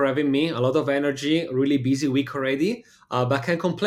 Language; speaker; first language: English; non-native, fluent; Italian